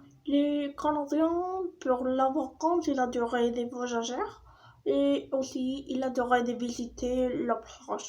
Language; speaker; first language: French; non-native, learner; Spanish